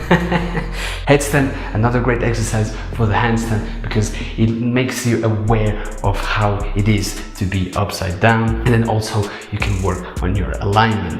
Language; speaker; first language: English; non-native, fluent; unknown